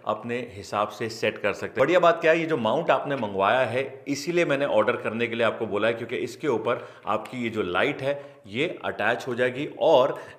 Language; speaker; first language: Hindi; native; Hindi